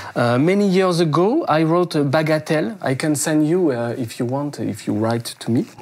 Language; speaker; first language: English; non-native, fluent; French